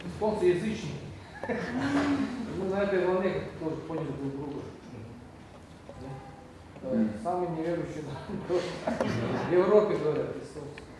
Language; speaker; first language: Russian; non-native, fluent; Estonian